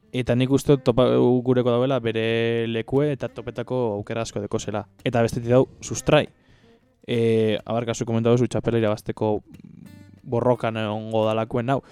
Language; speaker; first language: Basque; native; Basque